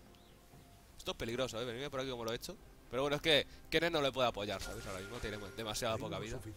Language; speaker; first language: Spanish; native; Spanish